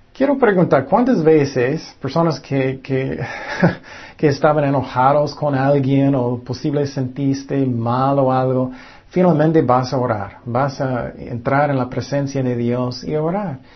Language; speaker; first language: Spanish; non-native, fluent; English